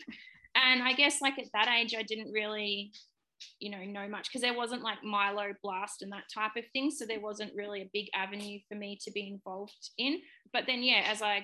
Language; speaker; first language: English; native; English